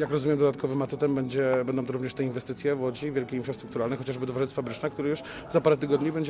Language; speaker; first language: Polish; native; Polish